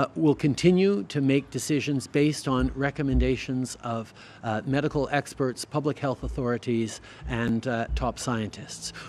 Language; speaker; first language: English; early bilingual, other home language; French